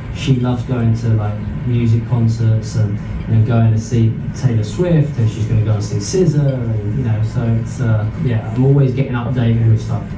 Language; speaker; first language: English; native; English